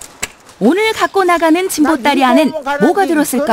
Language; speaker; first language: Korean; native; Korean